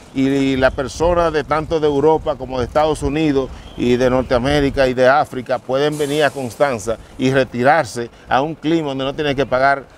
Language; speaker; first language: Spanish; native; Spanish